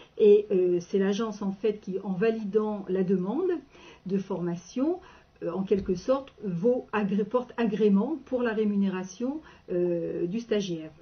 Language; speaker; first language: French; native; French